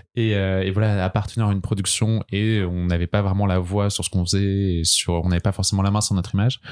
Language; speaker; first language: French; native; French